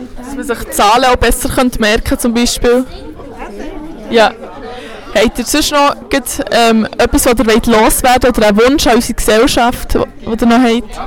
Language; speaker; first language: German; native; German